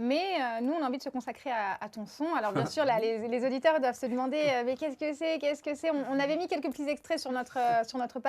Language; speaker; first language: French; native; French